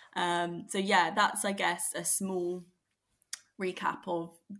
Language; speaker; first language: English; native; English